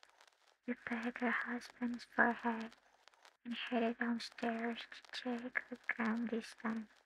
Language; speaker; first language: English; non-native, learner; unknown